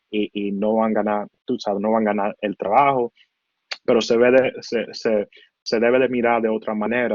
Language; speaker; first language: Spanish; early bilingual, heritage; Spanish